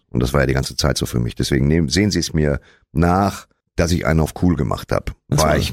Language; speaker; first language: German; native; German